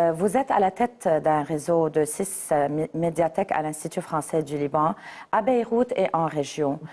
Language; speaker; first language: French; non-native, local second language; Arabic